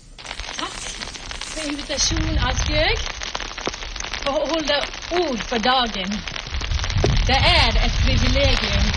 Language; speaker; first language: Norwegian; non-native, fluent; English